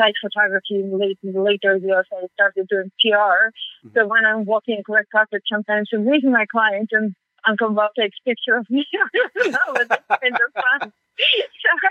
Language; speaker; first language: English; non-native, fluent; Russian